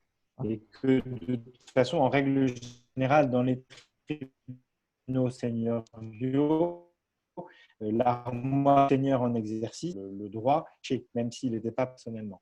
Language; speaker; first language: French; native; French